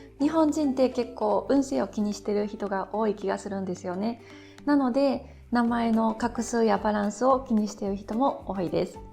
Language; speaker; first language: Japanese; native; Japanese